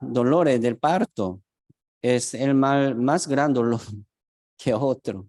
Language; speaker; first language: Spanish; non-native, fluent; Korean